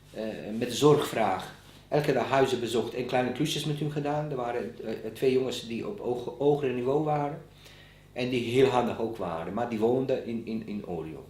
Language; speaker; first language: Dutch; non-native, fluent; Bosnian